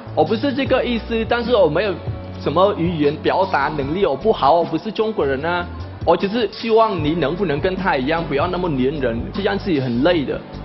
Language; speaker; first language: Chinese; non-native, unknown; Khmer